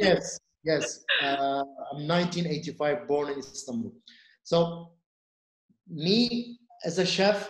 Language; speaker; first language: English; non-native, fluent; Turkish